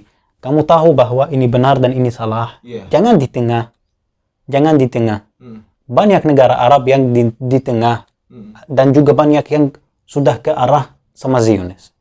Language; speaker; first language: Indonesian; non-native, fluent; Arabic